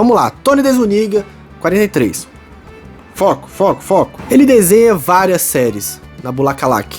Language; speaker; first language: Portuguese; native; Portuguese